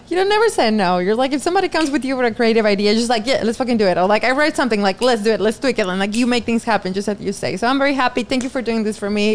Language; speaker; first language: English; non-native, fluent; Spanish